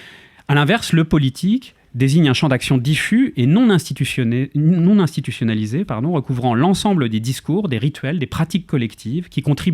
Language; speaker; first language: French; native; French